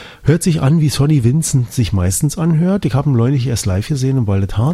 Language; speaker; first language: German; native; German